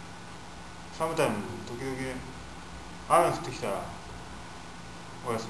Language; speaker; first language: Japanese; native; Japanese